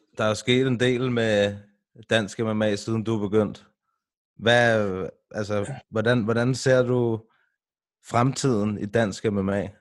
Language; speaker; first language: Danish; native; Danish